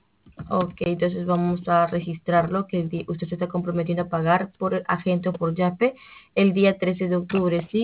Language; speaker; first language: Spanish; native; Spanish